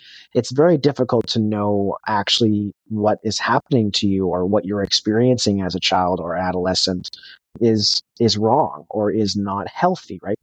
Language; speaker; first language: English; native; English